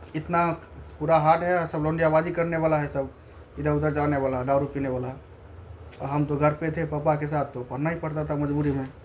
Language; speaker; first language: Hindi; native; Hindi